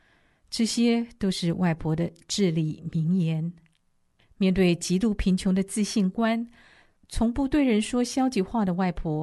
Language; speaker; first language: Chinese; native; Chinese